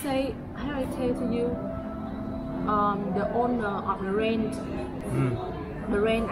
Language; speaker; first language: English; non-native, learner; Vietnamese